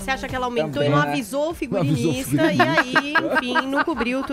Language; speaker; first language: Portuguese; native; Portuguese